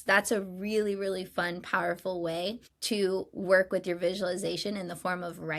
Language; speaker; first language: English; native; English